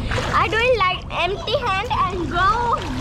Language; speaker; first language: English; non-native, learner; Hindi